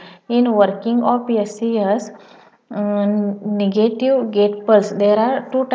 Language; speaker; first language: English; non-native, local second language; Marathi